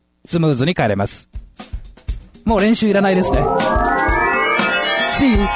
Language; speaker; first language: Japanese; native; Japanese